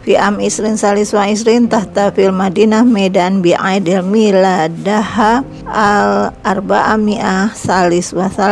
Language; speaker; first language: Arabic; non-native, fluent; Indonesian